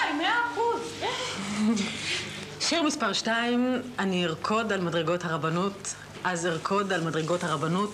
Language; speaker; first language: Hebrew; native; Hebrew